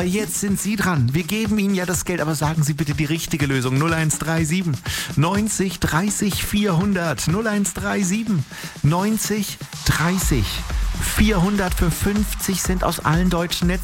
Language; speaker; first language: German; native; German